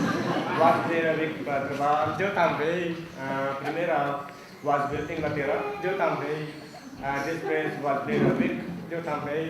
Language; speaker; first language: Catalan; non-native, learner; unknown